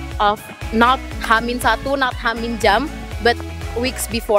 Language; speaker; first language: English; early bilingual, other home language; Indonesian